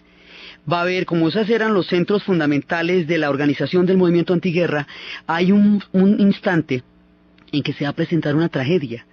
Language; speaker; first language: Spanish; native; Spanish